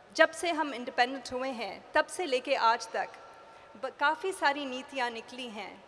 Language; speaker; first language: Hindi; native; Hindi